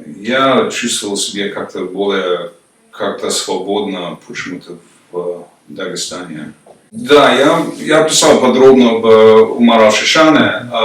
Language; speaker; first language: Russian; non-native, fluent; English